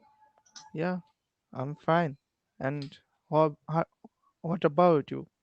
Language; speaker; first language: English; non-native, learner; Bangla